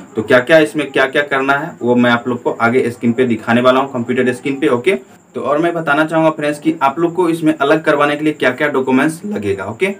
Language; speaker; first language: Hindi; native; Hindi